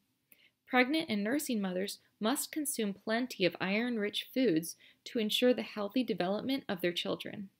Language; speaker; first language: English; native; English